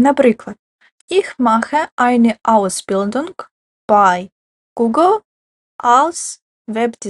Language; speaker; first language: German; non-native, fluent; Ukrainian